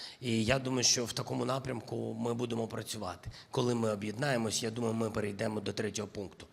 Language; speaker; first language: Ukrainian; non-native, local second language; Russian